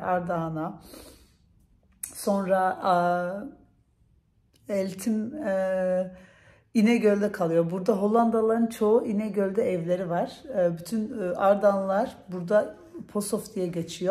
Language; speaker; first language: Turkish; early bilingual, heritage; Turkish